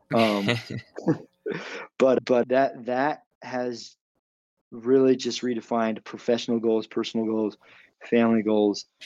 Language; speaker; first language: English; native; English